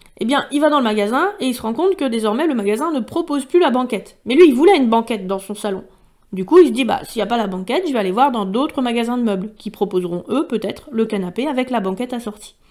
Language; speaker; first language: French; native; French